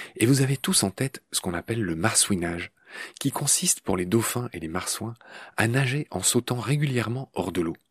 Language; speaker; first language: French; native; French